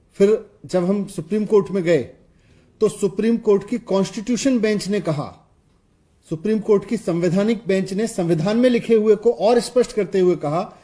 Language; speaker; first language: Hindi; native; Hindi